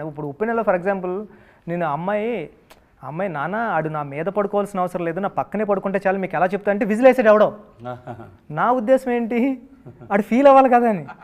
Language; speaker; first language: Telugu; native; Telugu